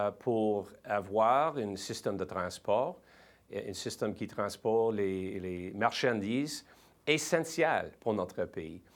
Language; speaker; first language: French; non-native, learner; English